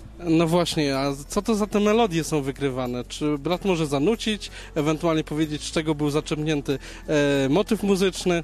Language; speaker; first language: Polish; native; Polish